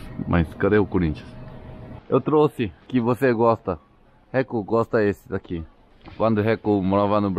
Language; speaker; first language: Portuguese; non-native, learner; Korean